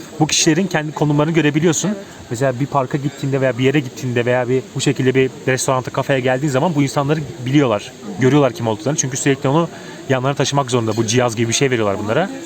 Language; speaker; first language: Turkish; native; Turkish